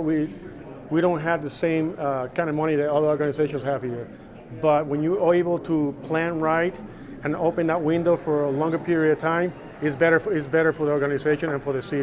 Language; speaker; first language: English; non-native, local second language; Spanish